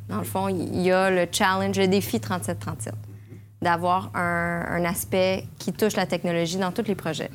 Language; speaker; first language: French; native; French